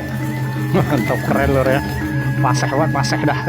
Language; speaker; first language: Indonesian; native; Indonesian